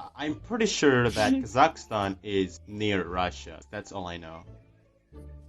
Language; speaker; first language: English; non-native, fluent; Indonesian